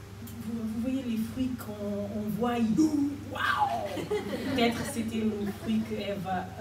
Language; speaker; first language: French; non-native, fluent; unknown